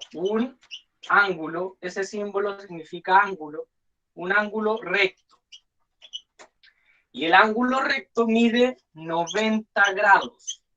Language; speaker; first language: Spanish; native; Spanish